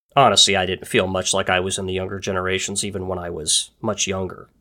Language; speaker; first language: English; native; English